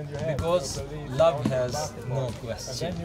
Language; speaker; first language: English; non-native, learner; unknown